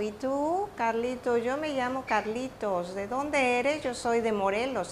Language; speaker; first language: Spanish; native; Spanish